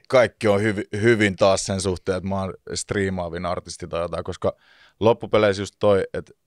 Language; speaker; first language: Finnish; native; Finnish